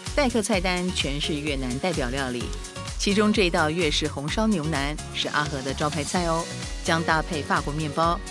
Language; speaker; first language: Chinese; native; Chinese